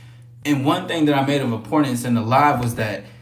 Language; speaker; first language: English; native; English